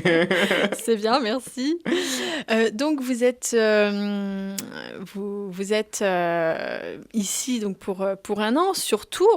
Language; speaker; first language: French; native; French